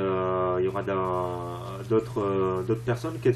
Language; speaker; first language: French; native; French